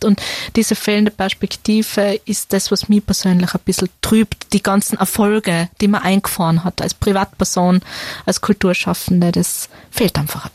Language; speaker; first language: German; native; German